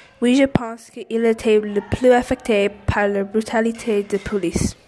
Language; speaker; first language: French; non-native, learner; English